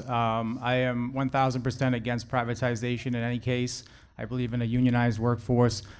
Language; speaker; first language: English; native; English